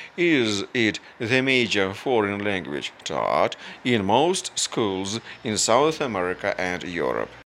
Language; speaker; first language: English; non-native, fluent; Russian